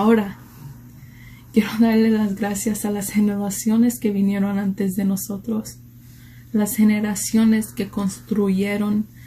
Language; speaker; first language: Spanish; early bilingual, heritage; Spanish